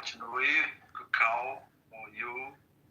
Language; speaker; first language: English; non-native, learner; Portuguese